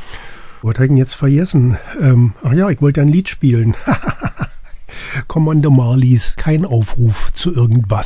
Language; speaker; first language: German; native; German